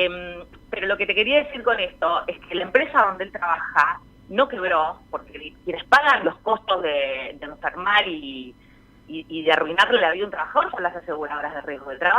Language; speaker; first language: Spanish; native; Spanish